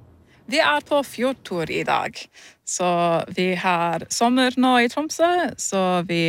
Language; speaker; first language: Norwegian; non-native, fluent; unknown